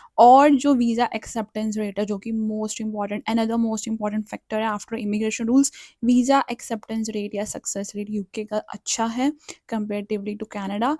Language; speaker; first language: Hindi; native; Hindi